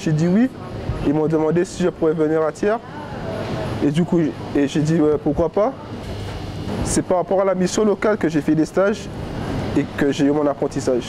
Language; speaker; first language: French; native; French